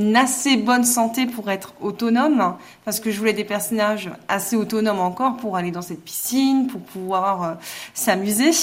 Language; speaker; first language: French; native; French